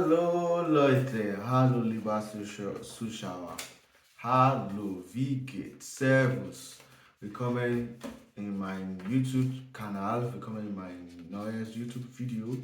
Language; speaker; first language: German; non-native, learner; English